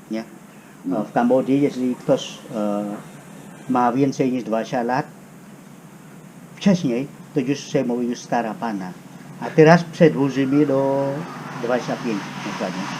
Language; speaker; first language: Polish; non-native, fluent; Khmer